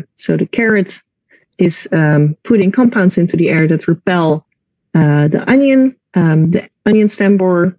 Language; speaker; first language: English; non-native, fluent; Dutch